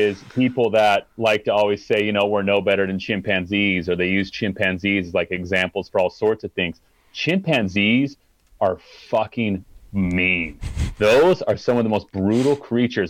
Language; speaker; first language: English; native; English